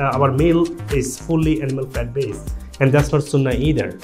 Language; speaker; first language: English; non-native, local second language; Bangla